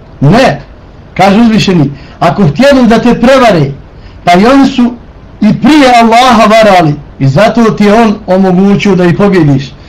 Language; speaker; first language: Bosnian; native; Bosnian